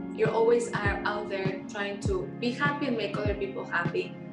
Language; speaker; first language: English; non-native, fluent; Spanish